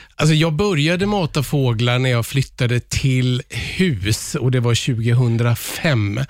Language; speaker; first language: Swedish; native; Swedish